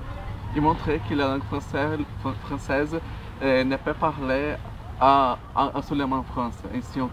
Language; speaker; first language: French; non-native, learner; Portuguese